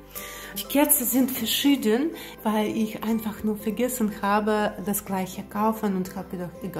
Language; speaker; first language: German; non-native, fluent; Russian